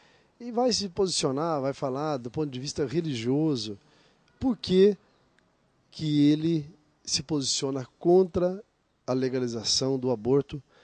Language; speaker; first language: Portuguese; native; Portuguese